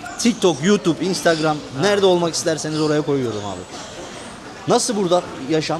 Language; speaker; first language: Turkish; native; Turkish